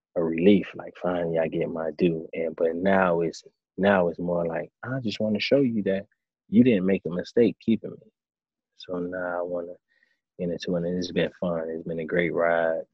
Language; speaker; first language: English; native; English